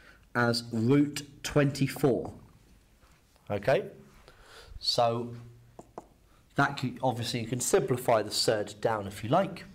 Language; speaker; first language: English; native; English